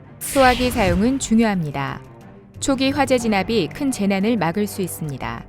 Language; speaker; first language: Korean; non-native, fluent; Vietnamese